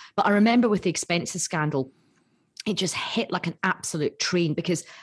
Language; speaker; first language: English; native; English